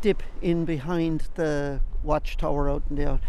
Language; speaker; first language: English; native; English